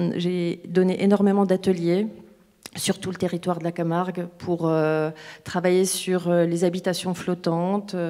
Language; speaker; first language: French; native; French